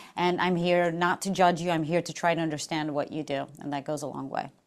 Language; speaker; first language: English; non-native, fluent; Portuguese